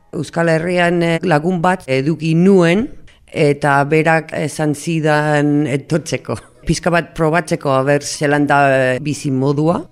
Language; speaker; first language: Basque; non-native, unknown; English